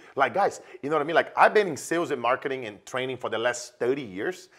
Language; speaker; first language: English; non-native, fluent; Portuguese